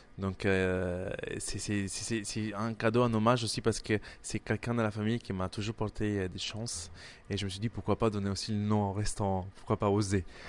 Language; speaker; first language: French; non-native, fluent; Italian